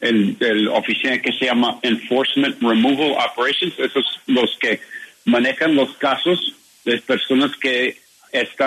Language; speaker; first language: Spanish; non-native, learner; English